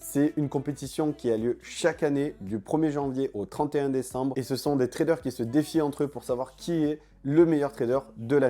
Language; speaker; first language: French; native; French